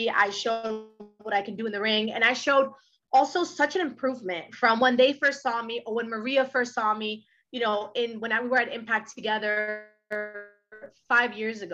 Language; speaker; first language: English; early bilingual, other home language; Spanish